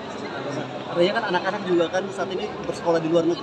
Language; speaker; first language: Indonesian; native; Indonesian